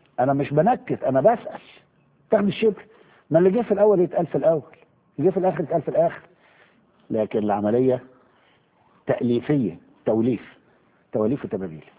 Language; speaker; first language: Arabic; native; Arabic